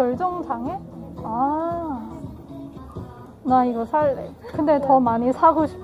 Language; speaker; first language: Korean; non-native, fluent; Cantonese